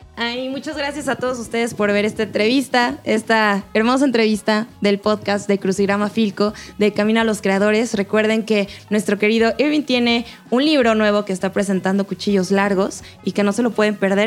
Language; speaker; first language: Spanish; native; Spanish